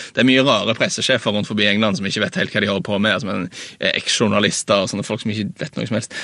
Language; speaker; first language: Norwegian; native; Norwegian